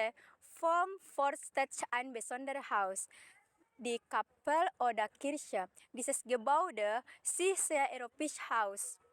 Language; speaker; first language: German; non-native, learner; Indonesian